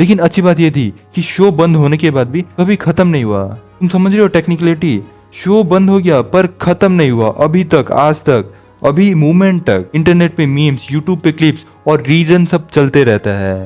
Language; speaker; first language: Hindi; non-native, local second language; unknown